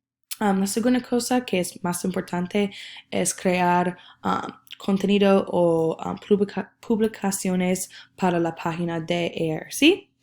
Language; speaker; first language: Spanish; non-native, learner; English